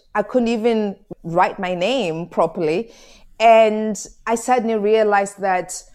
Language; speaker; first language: English; non-native, local second language; Shona